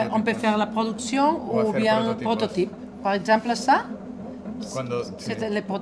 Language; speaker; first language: French; non-native, fluent; Spanish